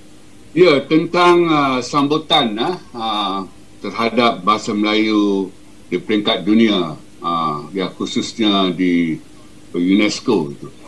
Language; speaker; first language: Malay; native; Malay